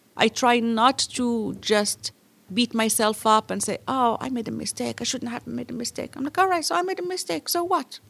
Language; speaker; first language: English; non-native, fluent; Arabic